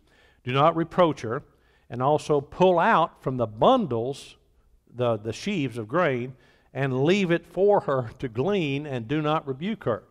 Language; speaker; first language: English; native; English